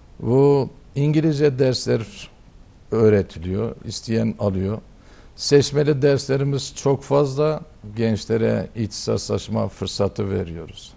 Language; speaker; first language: Turkish; native; Turkish